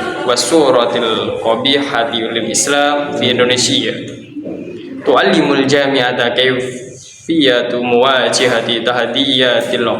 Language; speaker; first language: Arabic; non-native, learner; Indonesian